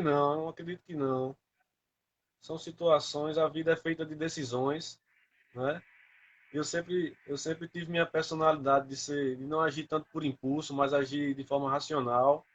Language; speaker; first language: Portuguese; native; Portuguese